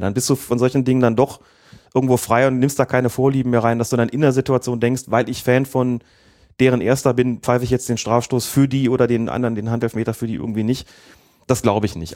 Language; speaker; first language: German; native; German